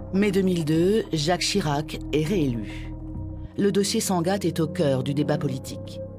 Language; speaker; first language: French; native; French